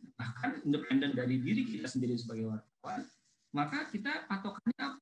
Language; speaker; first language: Indonesian; native; Indonesian